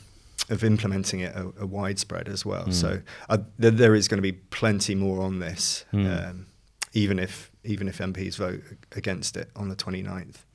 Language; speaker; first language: English; native; English